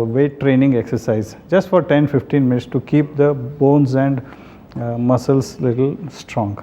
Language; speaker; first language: English; non-native, local second language; Kannada